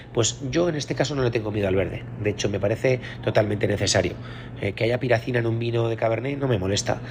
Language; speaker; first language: Spanish; native; Spanish